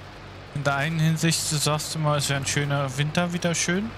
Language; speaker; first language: German; native; German